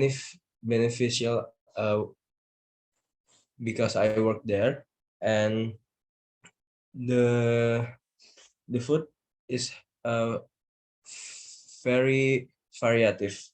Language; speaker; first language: English; non-native, learner; Indonesian